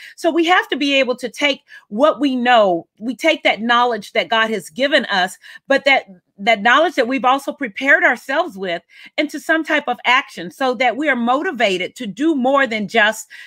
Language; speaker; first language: English; native; English